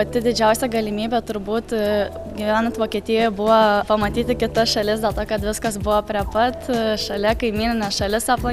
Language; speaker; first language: Lithuanian; native; Lithuanian